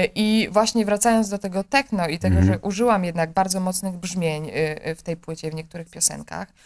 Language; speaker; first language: Polish; native; Polish